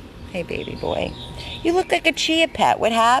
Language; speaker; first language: English; native; English